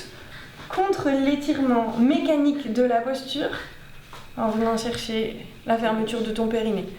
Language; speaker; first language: French; native; French